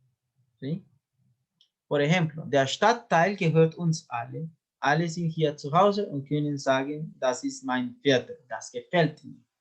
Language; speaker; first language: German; non-native, fluent; Spanish